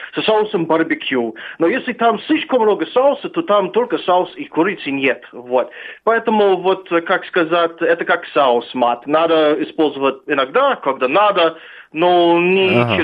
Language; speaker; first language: Russian; non-native, fluent; English